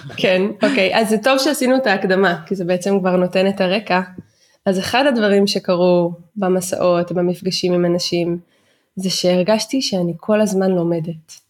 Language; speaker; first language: Hebrew; native; Hebrew